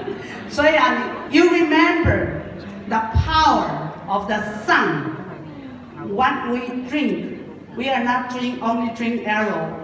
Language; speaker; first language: English; non-native, learner; Japanese